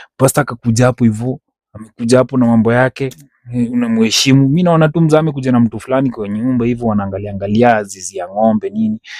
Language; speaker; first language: Swahili; native; Swahili